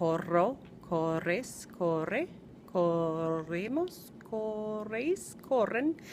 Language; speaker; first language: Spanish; non-native, fluent; English